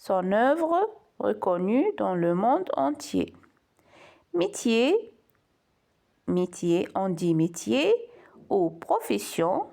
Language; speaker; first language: French; non-native, local second language; Arabic